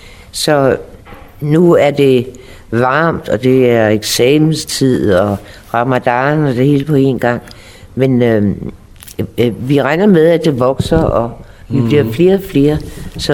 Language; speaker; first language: Danish; native; Danish